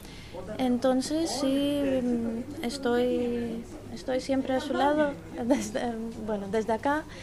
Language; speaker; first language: Spanish; non-native, fluent; Greek